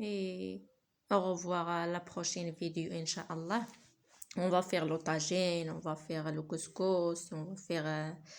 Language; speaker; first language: French; non-native, learner; Arabic